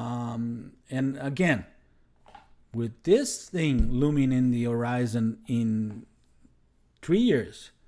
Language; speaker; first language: English; non-native, fluent; Portuguese